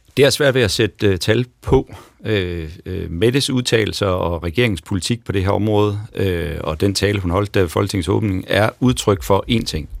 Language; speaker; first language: Danish; native; Danish